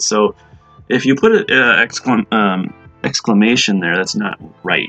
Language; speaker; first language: English; native; English